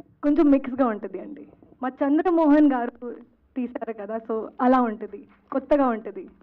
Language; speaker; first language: Telugu; non-native, local second language; Hindi